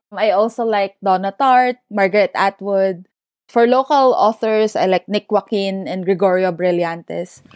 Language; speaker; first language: English; non-native, local second language; Filipino